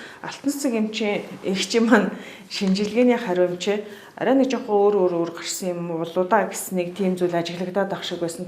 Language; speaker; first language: Mongolian; native; Mongolian